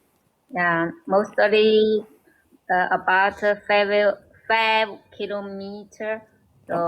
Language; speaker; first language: English; non-native, learner; Chinese